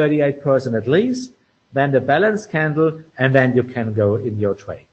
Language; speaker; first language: English; non-native, fluent; German